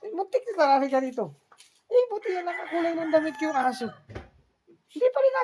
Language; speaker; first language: Filipino; non-native, local second language; Cebuano